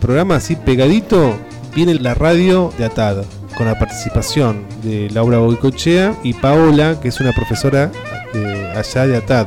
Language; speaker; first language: Spanish; native; Spanish